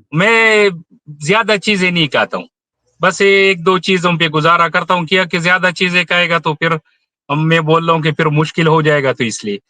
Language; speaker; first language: Hindi; non-native, local second language; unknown